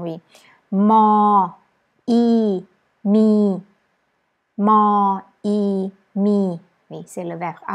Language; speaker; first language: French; non-native, learner; Thai